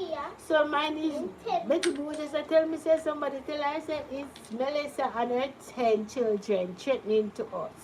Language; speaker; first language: English; non-native, local second language; Jamaican Creole English